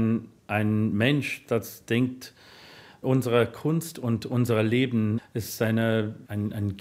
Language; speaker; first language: German; non-native, fluent; English